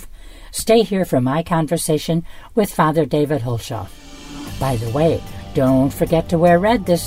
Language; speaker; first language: English; native; English